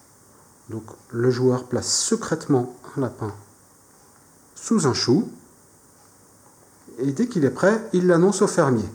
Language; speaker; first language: French; native; French